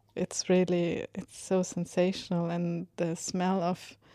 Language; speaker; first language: English; non-native, fluent; Swedish